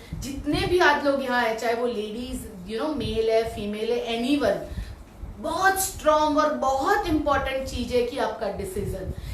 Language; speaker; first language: Hindi; non-native, local second language; Gujarati